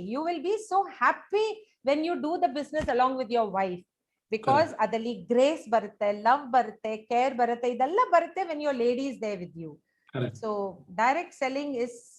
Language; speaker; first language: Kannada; non-native, local second language; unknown